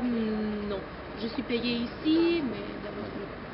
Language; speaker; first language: French; non-native, fluent; German